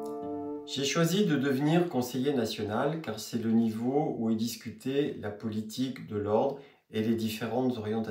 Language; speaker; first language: French; native; French